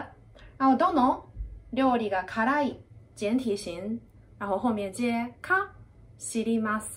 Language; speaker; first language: Chinese; non-native, fluent; Japanese